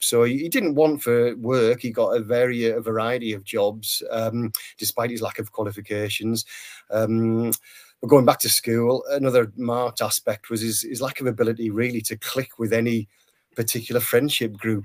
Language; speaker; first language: English; native; English